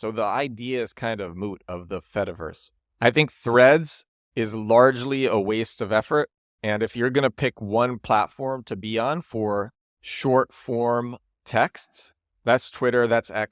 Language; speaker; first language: English; native; English